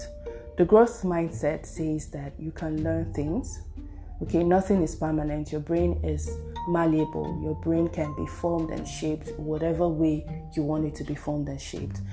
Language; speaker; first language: English; non-native, local second language; Igbo